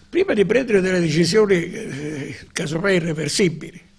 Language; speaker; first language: Italian; native; Italian